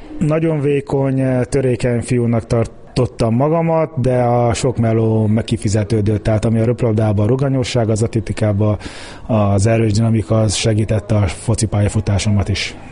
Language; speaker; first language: Hungarian; early bilingual, heritage; Hungarian